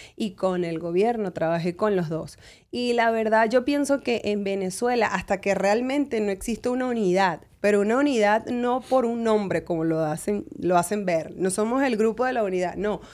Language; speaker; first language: Spanish; native; Spanish